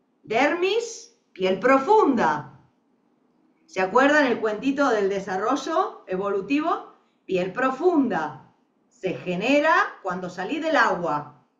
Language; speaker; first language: Spanish; native; Spanish